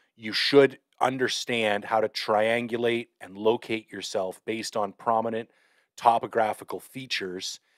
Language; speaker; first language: English; native; English